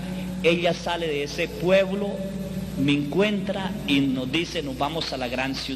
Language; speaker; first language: Spanish; native; Spanish